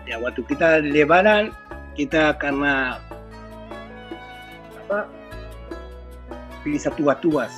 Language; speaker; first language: Indonesian; non-native, fluent; Spanish